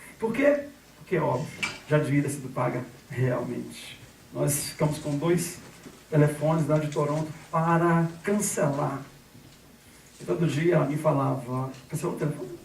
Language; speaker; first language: Portuguese; native; Portuguese